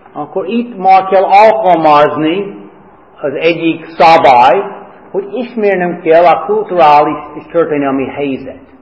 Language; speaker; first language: Hungarian; non-native, fluent; English